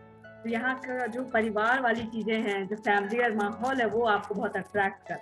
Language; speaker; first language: Hindi; native; Hindi